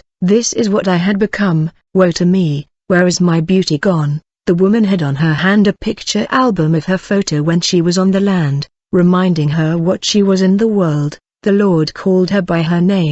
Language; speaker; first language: English; non-native, fluent; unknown